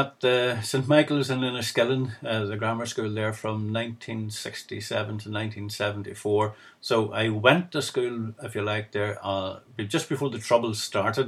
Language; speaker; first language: English; native; English